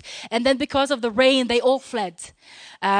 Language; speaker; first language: English; non-native, fluent; Norwegian